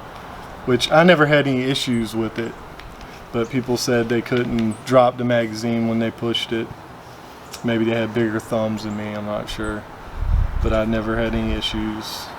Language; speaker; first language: English; native; English